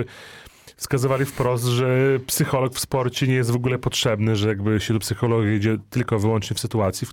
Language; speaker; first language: Polish; native; Polish